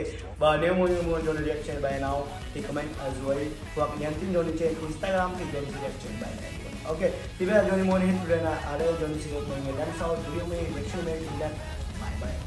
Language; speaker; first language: Vietnamese; non-native, learner; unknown